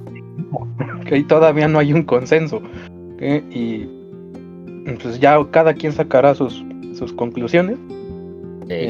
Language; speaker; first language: Spanish; native; Spanish